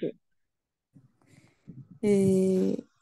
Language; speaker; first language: French; non-native, learner; Spanish